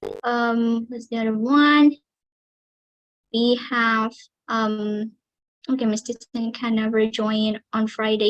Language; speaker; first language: English; non-native, fluent; Indonesian